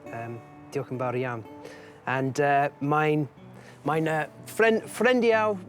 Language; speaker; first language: Welsh; non-native, learner; English